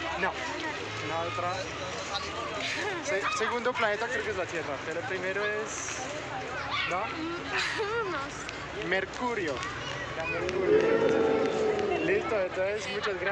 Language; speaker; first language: Spanish; non-native, fluent; French